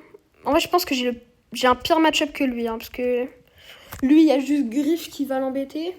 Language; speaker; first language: French; native; French